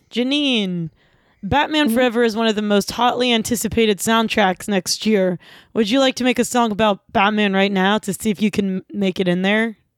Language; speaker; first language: English; native; English